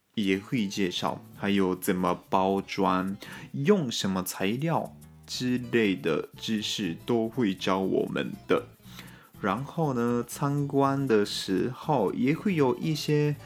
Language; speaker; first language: Chinese; non-native, fluent; Japanese